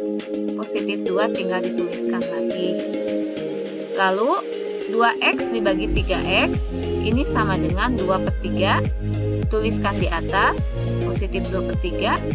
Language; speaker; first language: Indonesian; native; Indonesian